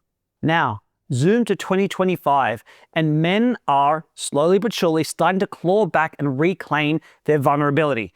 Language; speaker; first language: English; native; English